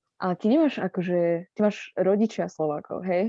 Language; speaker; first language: Slovak; non-native, fluent; Persian